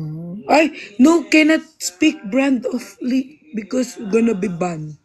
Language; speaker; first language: English; non-native, learner; Filipino